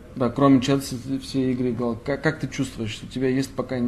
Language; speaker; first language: Russian; non-native, learner; Greek